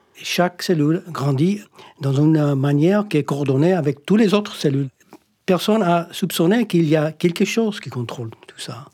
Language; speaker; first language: French; non-native, fluent; English